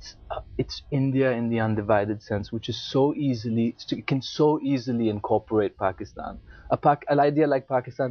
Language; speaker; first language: English; non-native, local second language; Urdu